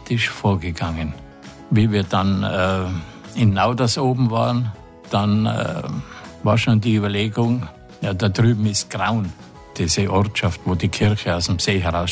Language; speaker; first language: German; native; German